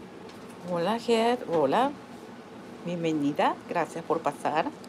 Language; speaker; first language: Spanish; native; Spanish